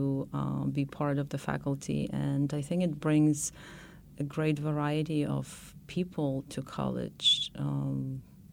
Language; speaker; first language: English; non-native, fluent; Ukrainian